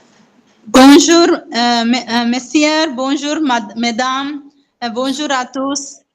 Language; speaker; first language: French; non-native, learner; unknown